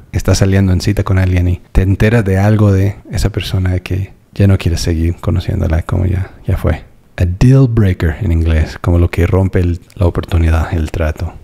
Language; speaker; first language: Spanish; non-native, fluent; English